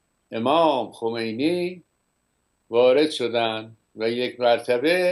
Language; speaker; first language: Persian; native; Persian